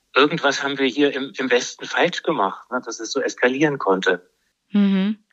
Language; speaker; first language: German; native; German